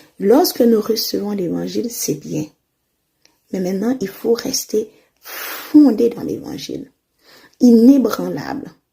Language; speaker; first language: French; non-native, local second language; Haitian Creole